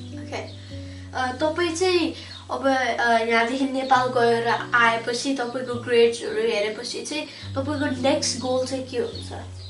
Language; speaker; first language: Nepali; early bilingual, heritage; Nepali